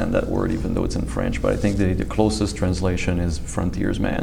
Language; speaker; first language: English; native; English